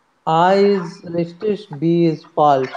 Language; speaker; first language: German; non-native, learner; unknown